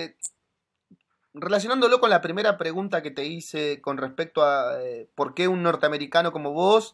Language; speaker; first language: Spanish; native; Spanish